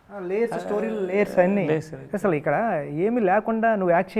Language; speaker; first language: Telugu; native; Telugu